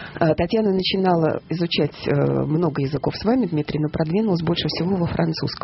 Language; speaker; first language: Russian; native; Russian